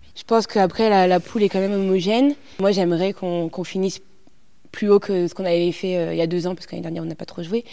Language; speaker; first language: French; native; French